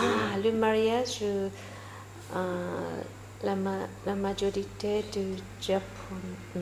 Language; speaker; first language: French; non-native, learner; Japanese